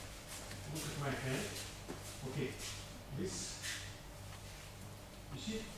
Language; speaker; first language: English; non-native, learner; Russian